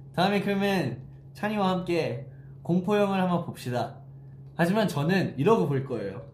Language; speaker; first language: Korean; early bilingual, heritage; Korean